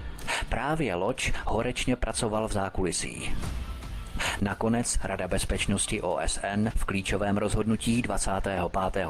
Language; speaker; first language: Czech; native; Czech